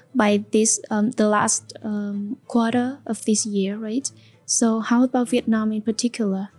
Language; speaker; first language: English; non-native, fluent; Vietnamese